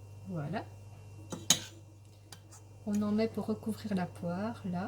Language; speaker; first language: French; native; French